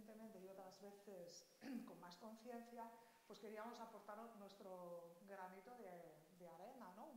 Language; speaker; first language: Spanish; native; Spanish